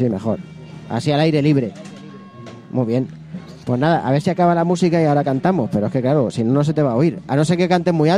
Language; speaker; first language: Spanish; native; Spanish